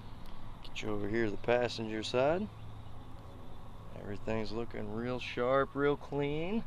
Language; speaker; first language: English; native; English